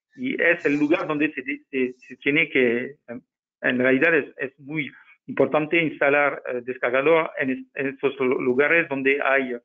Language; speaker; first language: Spanish; non-native, fluent; French